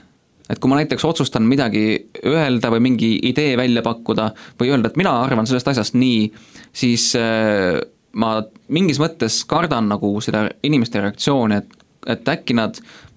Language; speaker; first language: Estonian; native; Estonian